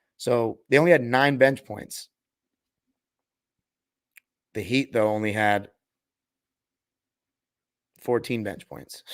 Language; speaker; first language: English; native; English